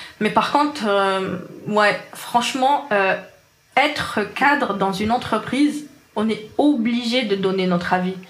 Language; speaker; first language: French; non-native, local second language; Arabic